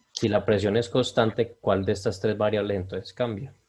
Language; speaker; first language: Spanish; native; Spanish